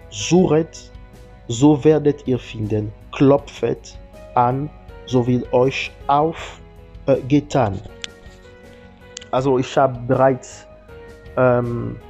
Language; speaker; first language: German; non-native, learner; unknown